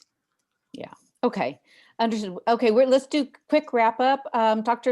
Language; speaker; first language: English; native; English